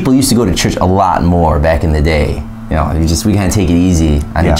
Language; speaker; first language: English; native; English